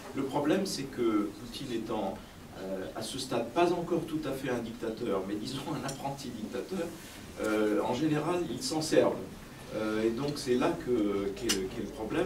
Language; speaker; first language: French; native; French